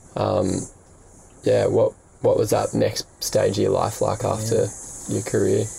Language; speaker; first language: English; native; English